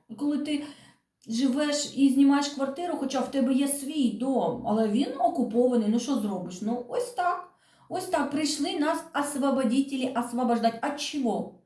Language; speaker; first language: Ukrainian; non-native, local second language; Russian